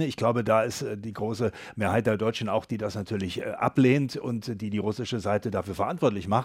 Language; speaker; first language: German; native; German